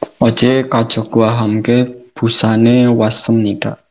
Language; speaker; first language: Korean; non-native, learner; Indonesian